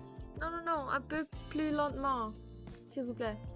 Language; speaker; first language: French; non-native, learner; English